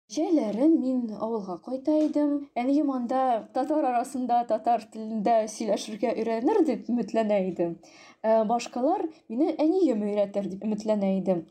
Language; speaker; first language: Tatar; non-native, local second language; Russian